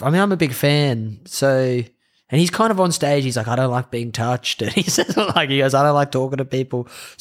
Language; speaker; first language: English; native; English